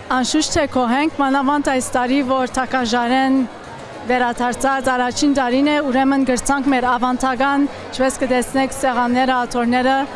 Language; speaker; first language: Armenian; early bilingual, heritage; Armenian